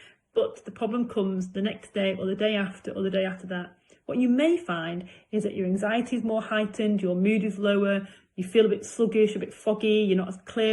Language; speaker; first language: English; native; English